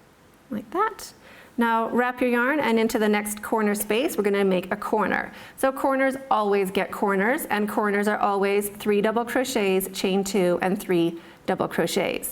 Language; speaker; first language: English; native; English